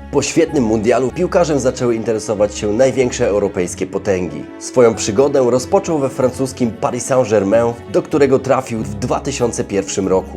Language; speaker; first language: Polish; native; Polish